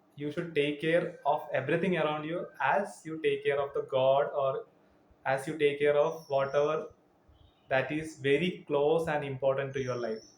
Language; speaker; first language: English; non-native, local second language; Malayalam